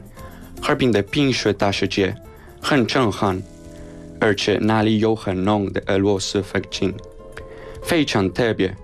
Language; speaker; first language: Chinese; non-native, fluent; Spanish